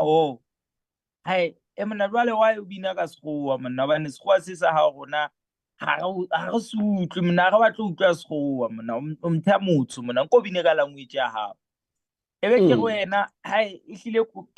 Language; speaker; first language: English; non-native, local second language; Southern Sotho